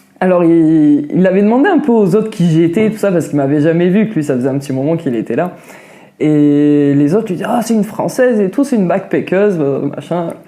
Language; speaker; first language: French; native; French